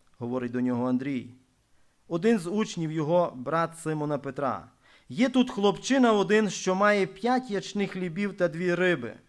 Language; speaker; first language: Ukrainian; non-native, local second language; Russian